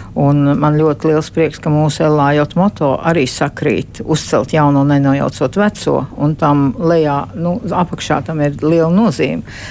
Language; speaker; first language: Latvian; early bilingual, heritage; Latvian